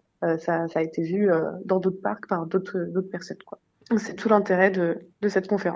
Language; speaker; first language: French; native; French